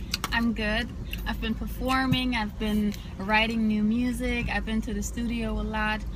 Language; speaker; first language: English; early bilingual, other home language; German